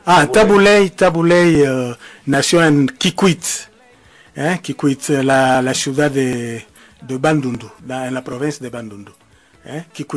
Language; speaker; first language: Spanish; non-native, fluent; Lingala